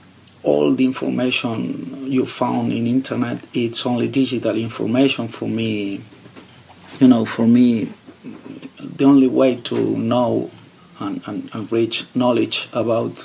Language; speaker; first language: English; non-native, fluent; Spanish